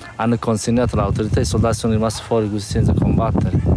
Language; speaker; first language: Italian; non-native, fluent; Persian